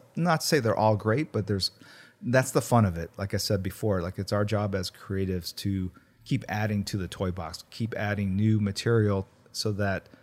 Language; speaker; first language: English; early bilingual, other home language; Korean